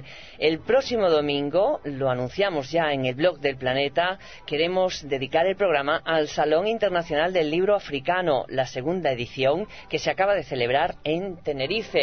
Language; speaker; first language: Spanish; native; Spanish